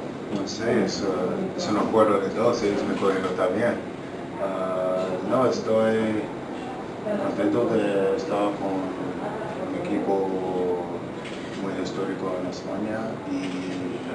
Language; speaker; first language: Spanish; non-native, learner; English